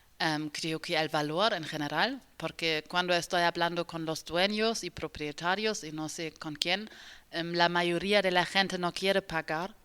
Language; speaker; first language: Spanish; non-native, learner; German